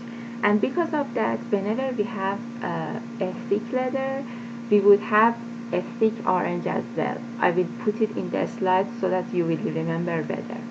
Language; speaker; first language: English; non-native, fluent; Persian